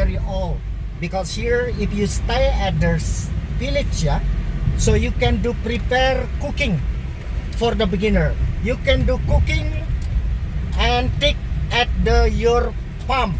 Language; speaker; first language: English; non-native, learner; Indonesian